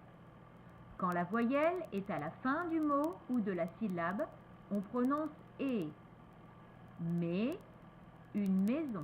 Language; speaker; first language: French; native; French